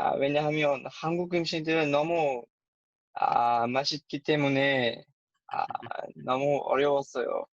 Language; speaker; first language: Korean; non-native, learner; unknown